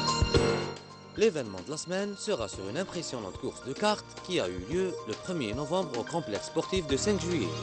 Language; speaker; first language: French; non-native, local second language; Arabic